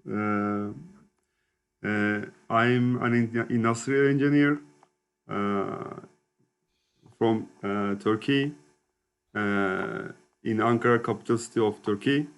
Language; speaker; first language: English; non-native, learner; Turkish